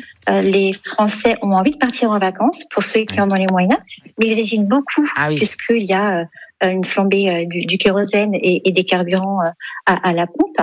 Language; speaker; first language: French; native; French